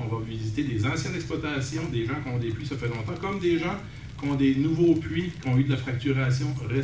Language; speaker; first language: French; native; French